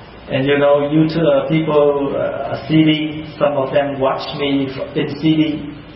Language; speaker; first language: English; non-native, fluent; Vietnamese